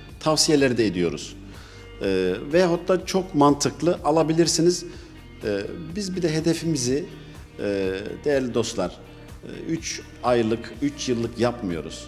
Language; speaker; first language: Turkish; early bilingual, heritage; Turkish